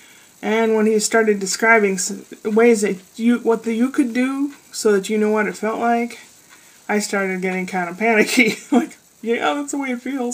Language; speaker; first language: English; native; English